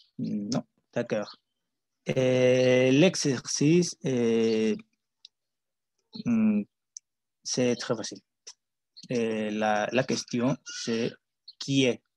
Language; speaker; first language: French; non-native, learner; Spanish